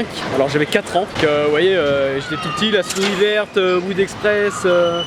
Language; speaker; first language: French; native; French